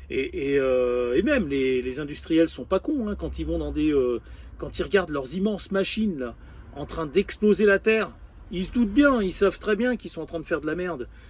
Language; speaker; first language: French; native; French